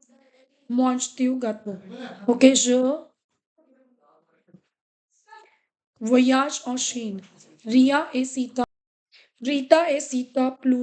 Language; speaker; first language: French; non-native, fluent; Hindi